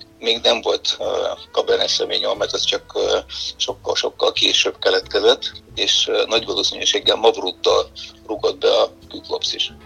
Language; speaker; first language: Hungarian; non-native, fluent; Bulgarian